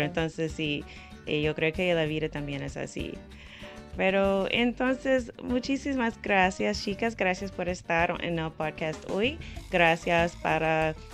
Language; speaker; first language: Spanish; non-native, fluent; English